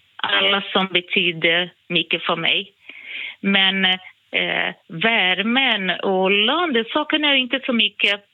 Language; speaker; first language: Swedish; non-native, fluent; Portuguese